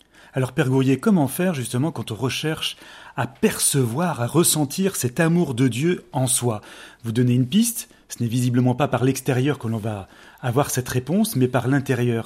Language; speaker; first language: French; native; French